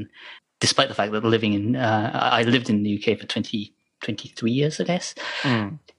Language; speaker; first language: English; non-native, local second language; Japanese